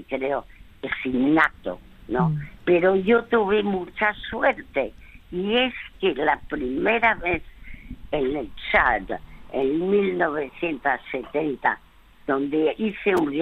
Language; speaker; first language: Spanish; early bilingual, other home language; French